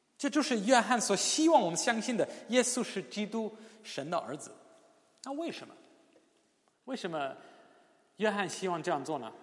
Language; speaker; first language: Chinese; non-native, fluent; English